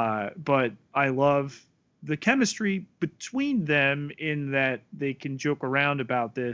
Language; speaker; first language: English; native; English